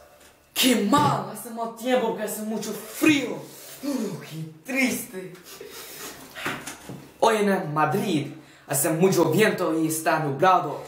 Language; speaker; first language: Spanish; non-native, learner; English